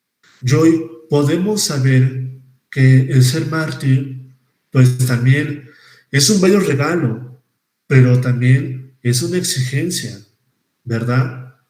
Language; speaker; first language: Spanish; native; Spanish